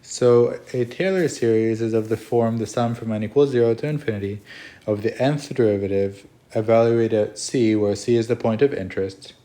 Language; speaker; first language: English; native; English